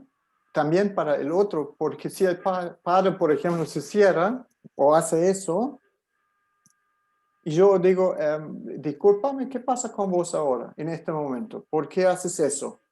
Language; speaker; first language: Spanish; non-native, fluent; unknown